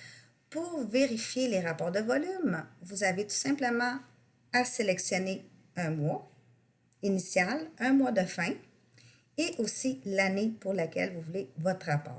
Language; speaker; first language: French; native; French